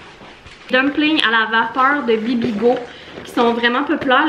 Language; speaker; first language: French; native; French